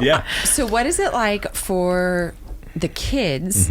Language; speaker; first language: English; native; English